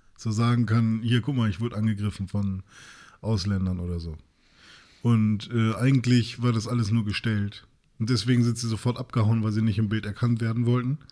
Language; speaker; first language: German; native; German